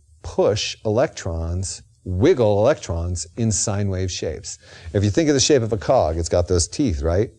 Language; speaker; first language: English; native; English